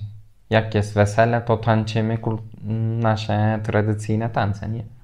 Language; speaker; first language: Polish; non-native, fluent; Turkish